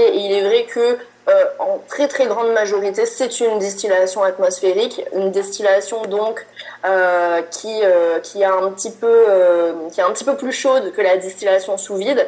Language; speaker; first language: French; native; French